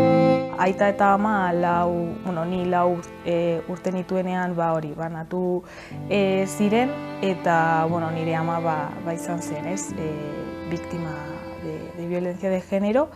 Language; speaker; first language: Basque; non-native, local second language; Spanish